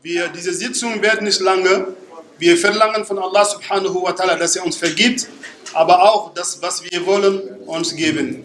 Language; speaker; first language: German; non-native, fluent; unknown